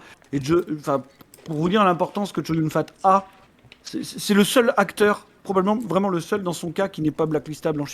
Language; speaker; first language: French; native; French